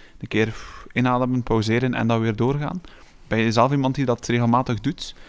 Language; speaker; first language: Dutch; native; Dutch